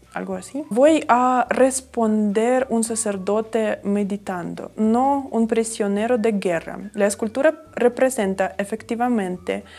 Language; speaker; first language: Spanish; non-native, fluent; Ukrainian